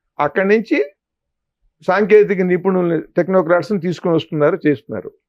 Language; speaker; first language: Telugu; native; Telugu